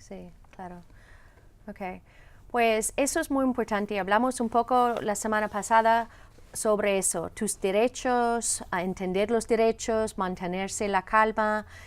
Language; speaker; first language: Spanish; non-native, fluent; English